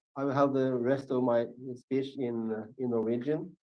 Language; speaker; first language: English; non-native, fluent; Norwegian